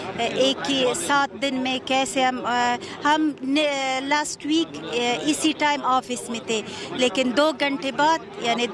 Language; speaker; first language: Hindi; non-native, fluent; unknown